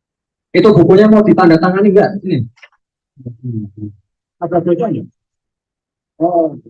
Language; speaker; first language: Indonesian; native; Indonesian